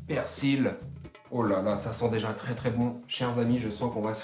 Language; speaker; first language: French; native; French